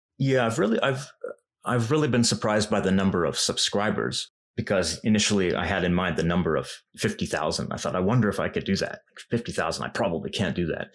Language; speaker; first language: English; native; English